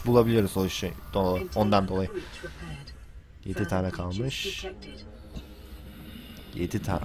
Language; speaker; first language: Turkish; native; Turkish